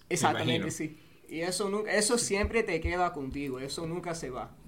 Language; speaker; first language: Spanish; early bilingual, heritage; Spanish